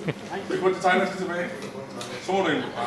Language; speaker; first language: Danish; native; Danish